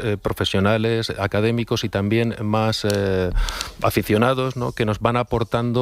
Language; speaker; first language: Spanish; native; Spanish